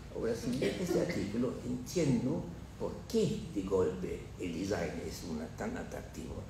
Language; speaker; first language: Spanish; non-native, fluent; German